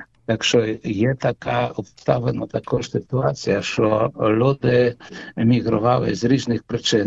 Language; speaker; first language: Ukrainian; early bilingual, heritage; Ukrainian